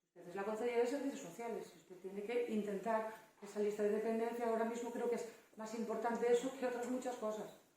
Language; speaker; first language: Spanish; native; Spanish